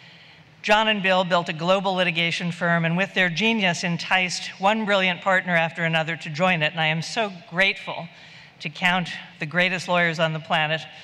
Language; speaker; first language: English; native; English